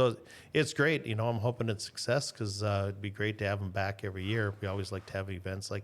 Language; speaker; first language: English; native; English